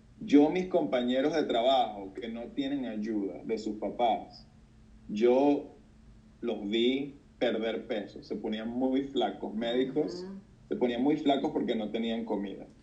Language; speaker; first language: Spanish; native; Spanish